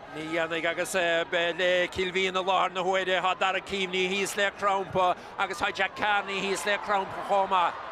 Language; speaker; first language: Irish; native; Irish